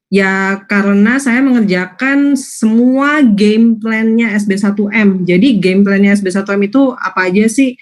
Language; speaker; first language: Indonesian; native; Indonesian